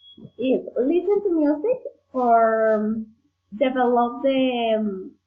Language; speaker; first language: English; non-native, learner; Spanish